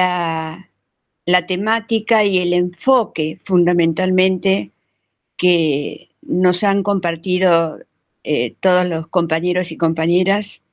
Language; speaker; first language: Spanish; non-native, fluent; English